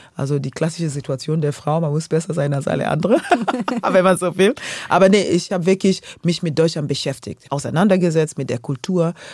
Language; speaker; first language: German; non-native, fluent; Luo (Kenya and Tanzania)